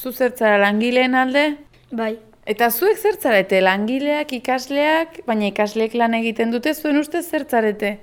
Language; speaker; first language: Basque; native; Basque